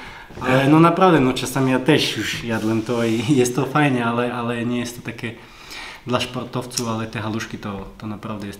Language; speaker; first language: Polish; non-native, learner; Slovak